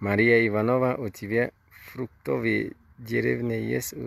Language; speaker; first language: Russian; non-native, learner; Spanish